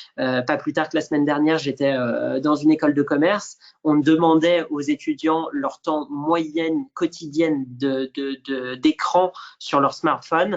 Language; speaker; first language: French; native; French